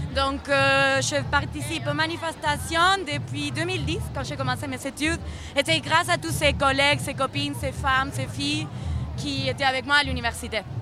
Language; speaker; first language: French; non-native, fluent; Spanish